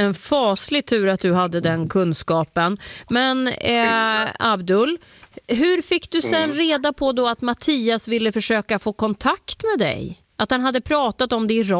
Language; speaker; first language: Swedish; native; Swedish